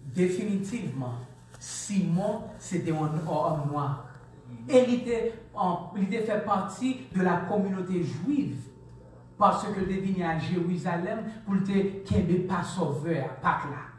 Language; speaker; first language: French; non-native, local second language; Haitian Creole